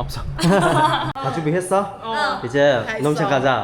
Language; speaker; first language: Korean; non-native, fluent; Vietnamese